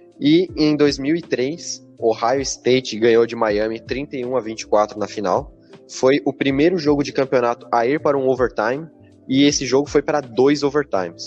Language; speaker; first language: Portuguese; native; Portuguese